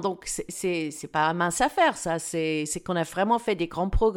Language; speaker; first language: French; non-native, fluent; English